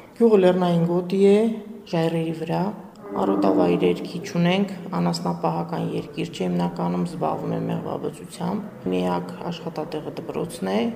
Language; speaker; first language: Armenian; native; Armenian